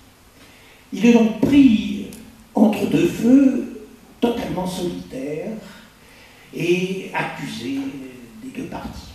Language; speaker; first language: French; native; French